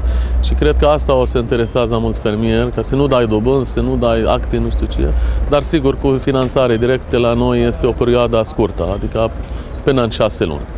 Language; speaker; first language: Romanian; non-native, fluent; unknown